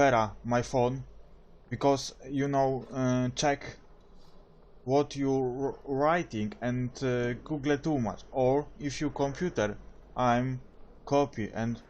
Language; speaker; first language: English; non-native, learner; Polish